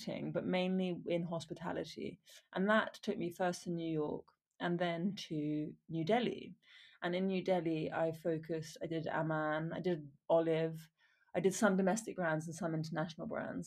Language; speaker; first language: English; native; English